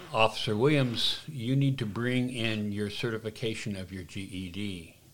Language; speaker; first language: English; native; English